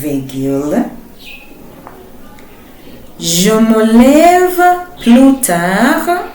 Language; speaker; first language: French; non-native, fluent; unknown